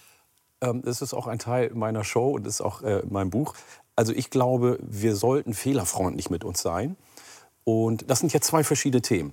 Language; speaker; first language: German; early bilingual, other home language; Oromo